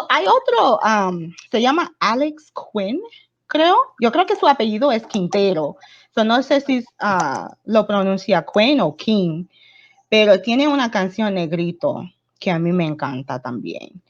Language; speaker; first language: Spanish; non-native, fluent; English